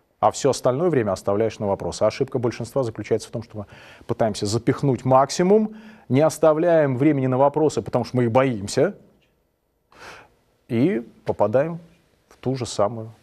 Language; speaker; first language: Russian; native; Russian